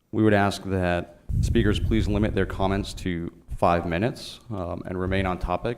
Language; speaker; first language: English; native; English